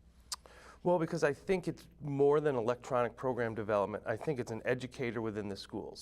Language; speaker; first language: English; native; English